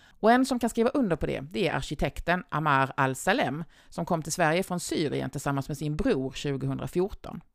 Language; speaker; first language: Swedish; native; Swedish